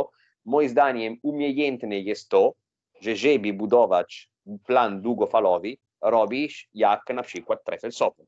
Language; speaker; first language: Polish; non-native, fluent; Italian